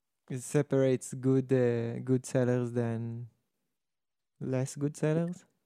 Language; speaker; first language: English; non-native, fluent; Hebrew